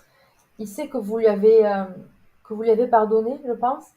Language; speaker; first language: French; native; French